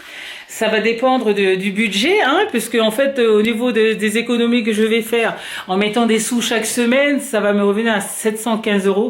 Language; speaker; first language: French; native; French